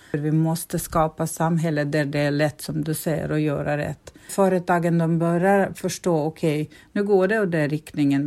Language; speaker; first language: Swedish; non-native, fluent; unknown